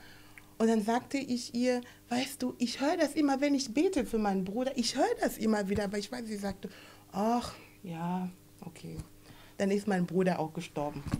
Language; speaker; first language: German; non-native, fluent; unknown